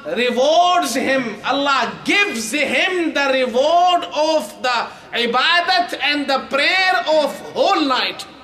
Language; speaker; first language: English; non-native, local second language; Urdu